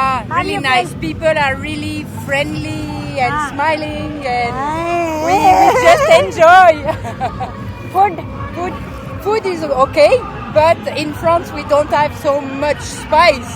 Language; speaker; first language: English; non-native, learner; French